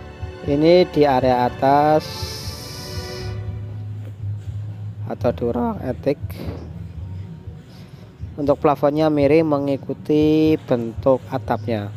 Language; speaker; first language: Indonesian; native; Indonesian